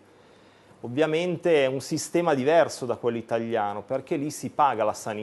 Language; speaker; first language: Italian; native; Italian